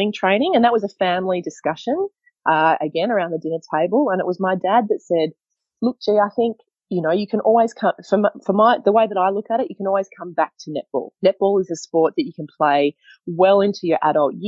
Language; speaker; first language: English; native; English